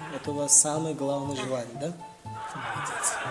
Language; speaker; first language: Russian; non-native, local second language; Tajik